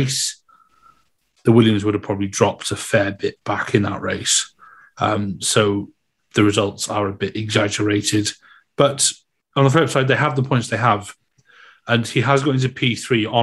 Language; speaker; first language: English; native; English